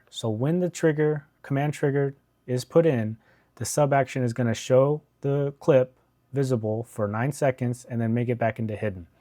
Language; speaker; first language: English; native; English